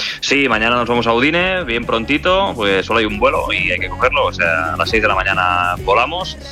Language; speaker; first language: Spanish; non-native, local second language; Catalan